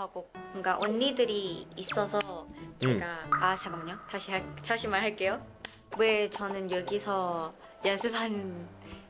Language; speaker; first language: Korean; non-native, learner; Thai